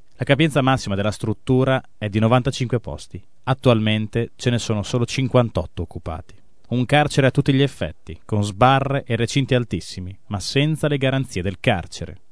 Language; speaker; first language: Italian; native; Italian